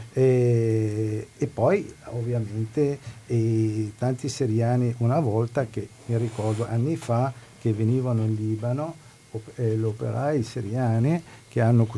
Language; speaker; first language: Italian; non-native, fluent; Arabic